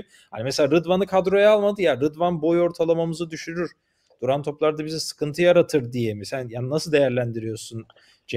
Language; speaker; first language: Turkish; native; Turkish